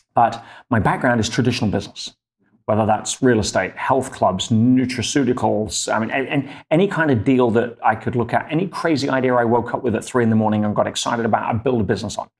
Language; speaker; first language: English; native; English